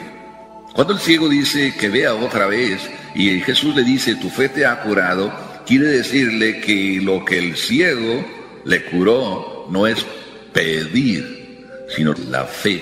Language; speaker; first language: Spanish; native; Spanish